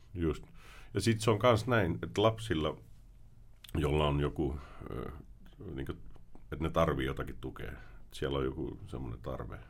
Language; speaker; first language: Finnish; early bilingual, heritage; Finnish